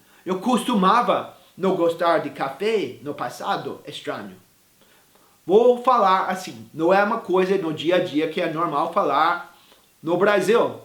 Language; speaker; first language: Portuguese; non-native, fluent; English